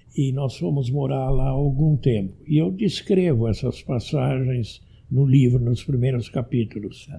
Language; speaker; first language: Portuguese; early bilingual, other home language; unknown